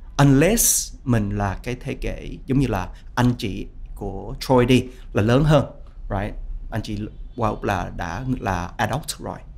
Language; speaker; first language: Vietnamese; early bilingual, heritage; Vietnamese